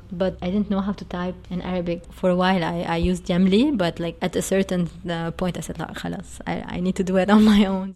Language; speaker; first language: English; non-native, fluent; Arabic